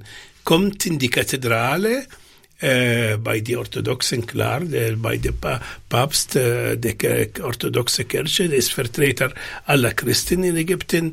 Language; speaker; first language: German; non-native, fluent; Arabic